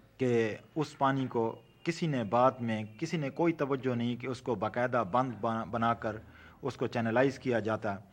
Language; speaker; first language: Urdu; non-native, local second language; Saraiki